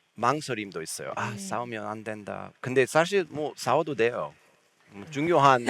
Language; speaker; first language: Korean; non-native, learner; English